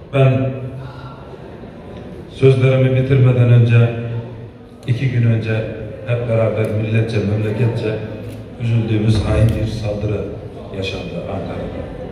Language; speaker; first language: Turkish; native; Turkish